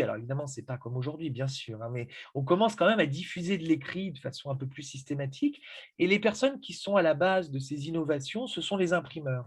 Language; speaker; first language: French; native; French